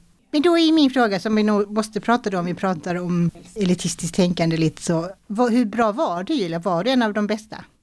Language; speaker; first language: Swedish; native; Swedish